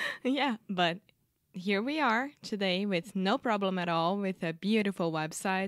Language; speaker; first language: English; non-native, fluent; Portuguese